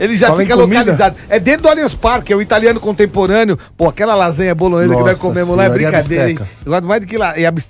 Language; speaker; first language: Portuguese; native; Portuguese